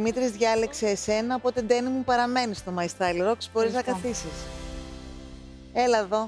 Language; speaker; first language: Greek; native; Greek